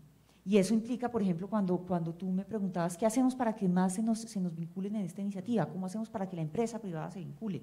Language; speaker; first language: Spanish; native; Spanish